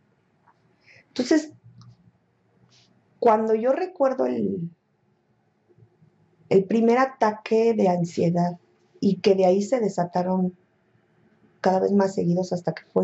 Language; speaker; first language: Spanish; native; Spanish